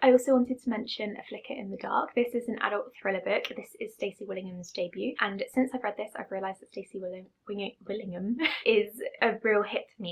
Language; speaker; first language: English; native; English